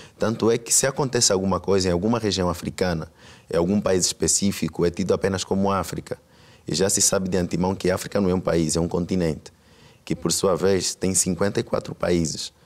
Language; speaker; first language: Portuguese; native; Portuguese